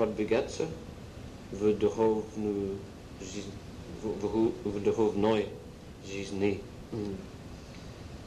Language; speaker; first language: Russian; non-native, learner; English